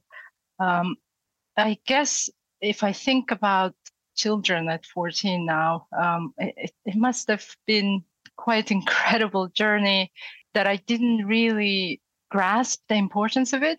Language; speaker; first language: English; non-native, fluent; Russian